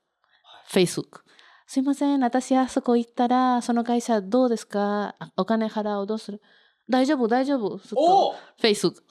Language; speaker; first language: Japanese; non-native, learner; Spanish